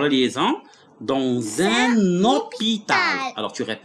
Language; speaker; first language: French; non-native, local second language; Arabic